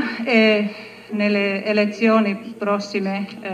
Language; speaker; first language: Italian; non-native, learner; Finnish